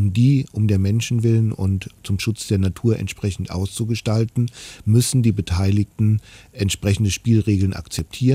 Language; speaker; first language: German; native; German